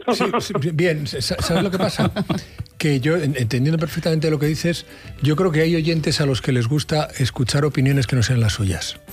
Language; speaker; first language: Spanish; native; Spanish